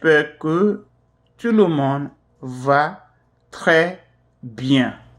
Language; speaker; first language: French; non-native, fluent; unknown